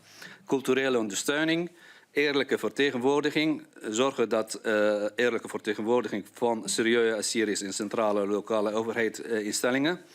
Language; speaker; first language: Dutch; non-native, fluent; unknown